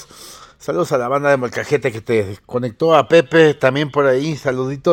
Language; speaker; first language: Spanish; native; Spanish